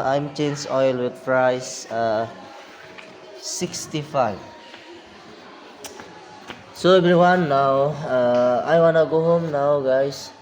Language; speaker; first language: English; non-native, learner; Indonesian